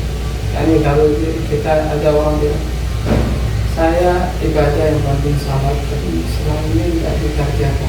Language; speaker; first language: Indonesian; non-native, learner; Arabic